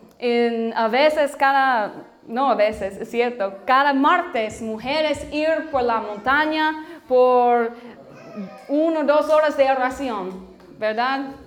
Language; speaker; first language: Spanish; non-native, learner; English